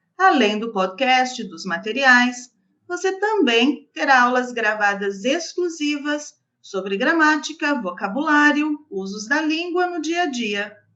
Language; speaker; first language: Portuguese; native; Portuguese